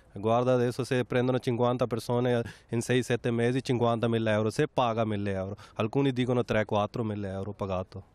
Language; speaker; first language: Italian; non-native, fluent; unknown